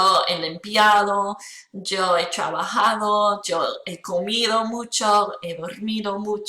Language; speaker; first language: Spanish; non-native, fluent; English